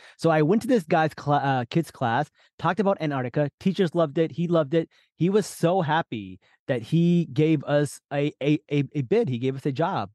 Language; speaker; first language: English; early bilingual, other home language; Urdu